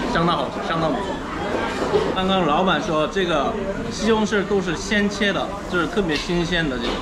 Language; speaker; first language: Chinese; non-native, fluent; Korean